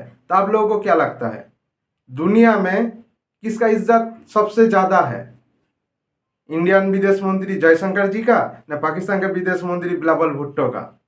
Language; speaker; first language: Hindi; non-native, local second language; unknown